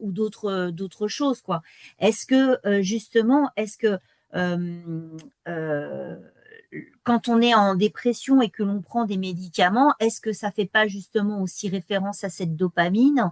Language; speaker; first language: French; native; French